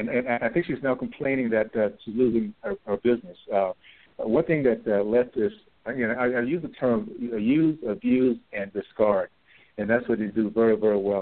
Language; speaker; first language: English; native; English